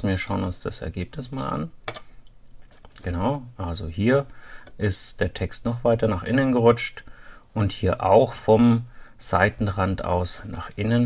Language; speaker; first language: German; native; German